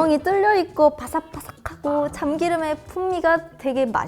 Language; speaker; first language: Korean; non-native, fluent; Japanese